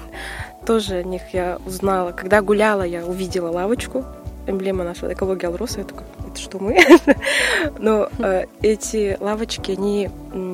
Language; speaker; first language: Russian; non-native, local second language; Yakut